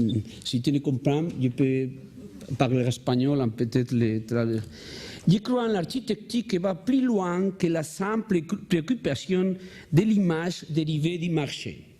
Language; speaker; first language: French; non-native, learner; Spanish